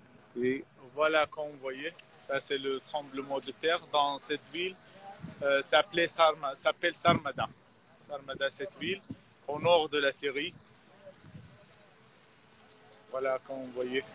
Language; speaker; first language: French; non-native, fluent; Arabic